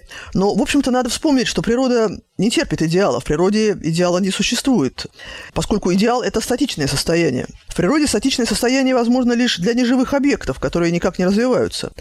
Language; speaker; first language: Russian; native; Russian